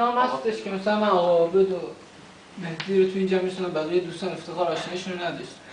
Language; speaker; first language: Persian; native; Persian